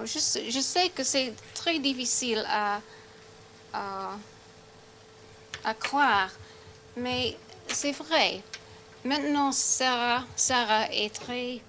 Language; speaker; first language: French; non-native, learner; English